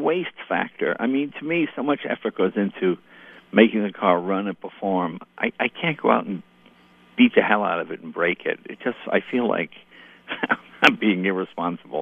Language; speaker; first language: English; native; English